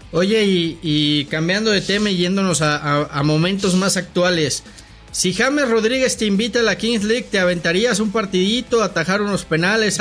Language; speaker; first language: Spanish; native; Spanish